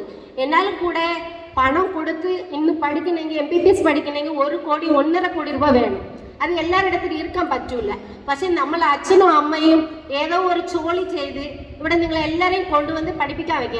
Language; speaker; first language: Malayalam; non-native, learner; Tamil